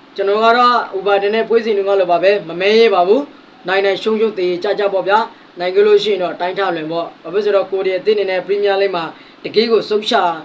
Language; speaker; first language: Burmese; native; Burmese